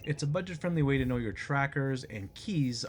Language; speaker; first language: English; native; English